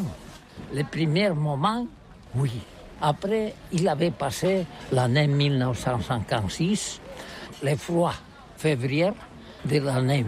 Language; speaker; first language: French; non-native, learner; Catalan